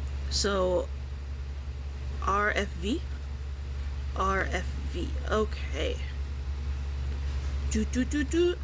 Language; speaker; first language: English; native; English